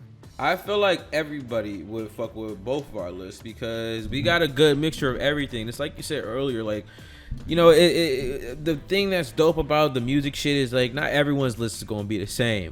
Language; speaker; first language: English; native; English